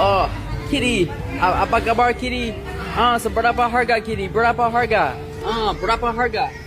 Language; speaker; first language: Indonesian; non-native, learner; English